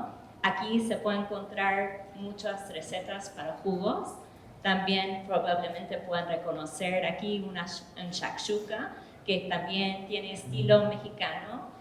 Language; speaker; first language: Spanish; early bilingual, heritage; English